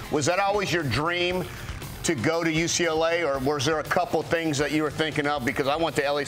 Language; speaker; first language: English; native; English